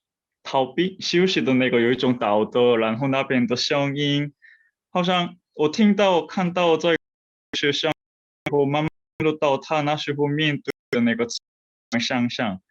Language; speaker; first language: Chinese; non-native, fluent; Korean